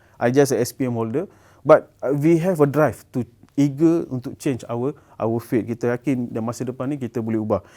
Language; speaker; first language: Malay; native; Malay